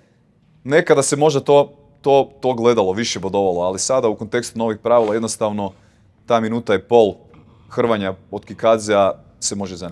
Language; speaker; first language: Croatian; native; Croatian